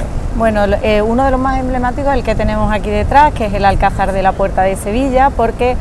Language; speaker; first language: Spanish; native; Spanish